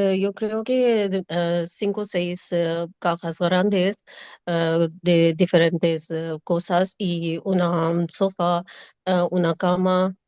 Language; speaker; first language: Spanish; non-native, learner; Urdu